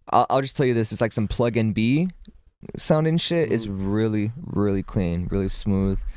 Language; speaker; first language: English; native; English